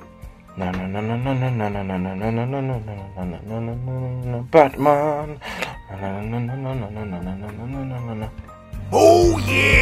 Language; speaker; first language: Japanese; non-native, learner; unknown